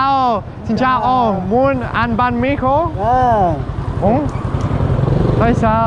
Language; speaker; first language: Vietnamese; non-native, learner; Czech